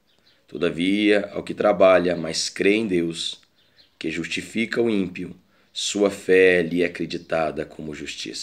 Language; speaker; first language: Portuguese; native; Portuguese